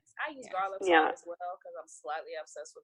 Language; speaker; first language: English; native; English